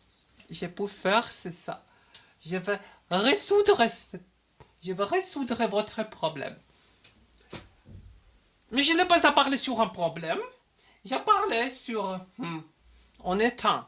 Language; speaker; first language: French; non-native, learner; German